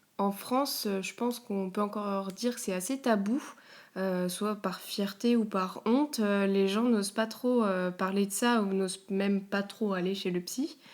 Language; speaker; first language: French; native; French